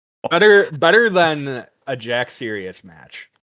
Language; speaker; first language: English; native; English